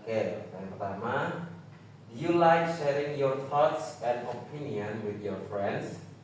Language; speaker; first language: English; non-native, fluent; Indonesian